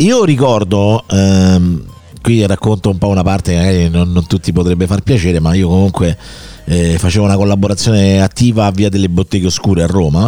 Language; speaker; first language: Italian; native; Italian